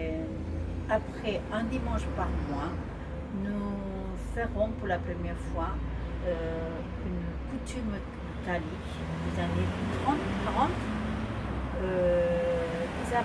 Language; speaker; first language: French; non-native, fluent; Spanish